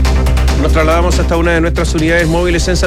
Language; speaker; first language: Spanish; native; Spanish